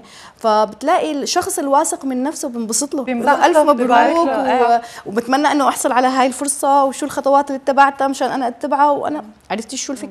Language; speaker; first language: Arabic; native; Arabic